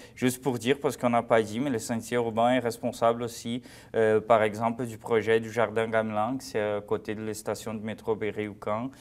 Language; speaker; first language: French; non-native, fluent; Portuguese